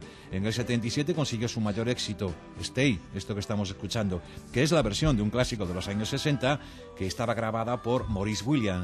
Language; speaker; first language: Spanish; native; Spanish